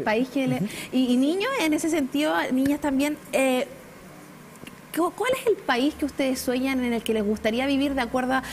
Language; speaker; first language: Spanish; native; Spanish